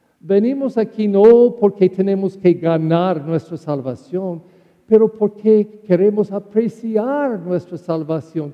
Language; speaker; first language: Spanish; non-native, learner; English